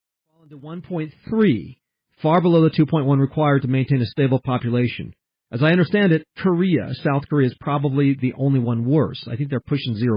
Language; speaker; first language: English; early bilingual, heritage; English